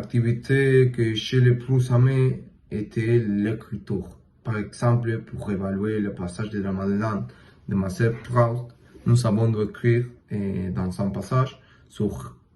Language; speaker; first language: French; non-native, learner; Spanish